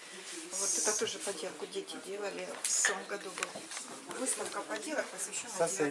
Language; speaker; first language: Russian; native; Russian